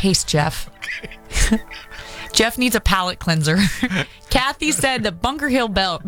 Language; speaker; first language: English; native; English